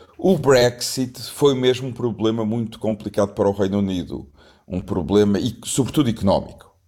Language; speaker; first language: Portuguese; native; Portuguese